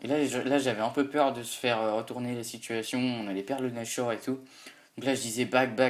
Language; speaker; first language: French; native; French